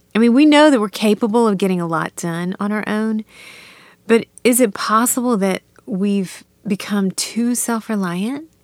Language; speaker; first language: English; native; English